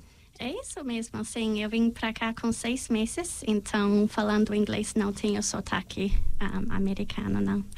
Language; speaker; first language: Portuguese; non-native, fluent; English